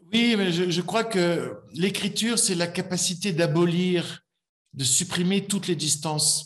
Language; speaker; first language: French; native; French